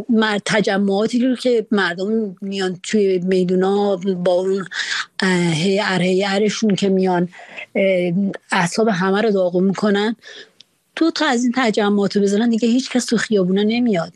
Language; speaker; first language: Persian; native; Persian